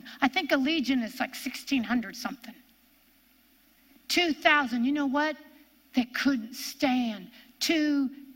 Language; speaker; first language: English; native; English